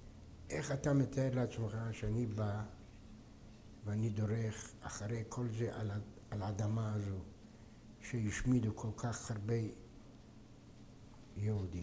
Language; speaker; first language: Hebrew; non-native, fluent; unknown